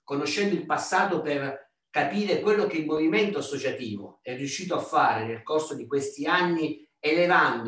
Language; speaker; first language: Italian; native; Italian